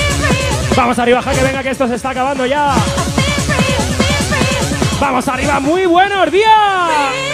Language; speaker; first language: Spanish; native; Spanish